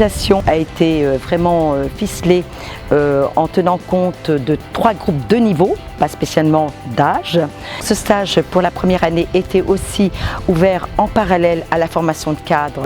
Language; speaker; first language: French; native; French